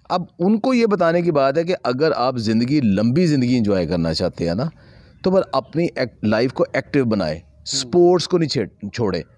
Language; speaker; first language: Urdu; non-native, local second language; Punjabi